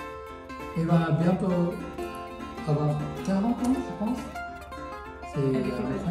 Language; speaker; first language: French; non-native, fluent; Korean